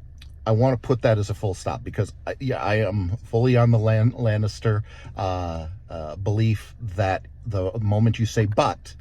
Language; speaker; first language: English; native; English